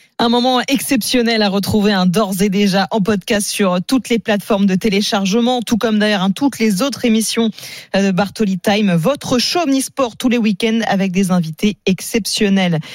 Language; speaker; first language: French; native; French